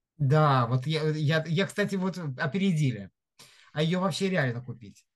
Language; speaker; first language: Russian; native; Russian